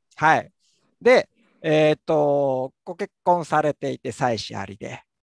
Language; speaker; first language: Japanese; native; Japanese